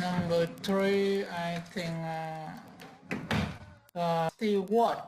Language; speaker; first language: English; non-native, learner; Vietnamese